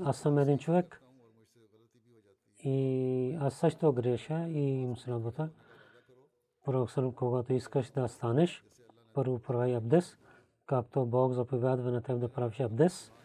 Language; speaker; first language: Bulgarian; non-native, fluent; Urdu